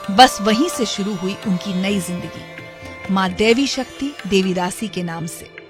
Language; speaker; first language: Hindi; native; Hindi